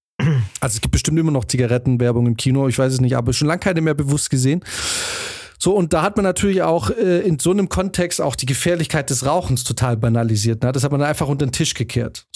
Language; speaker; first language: German; native; German